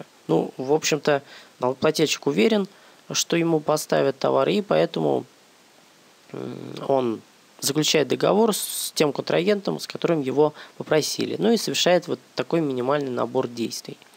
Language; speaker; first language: Russian; native; Russian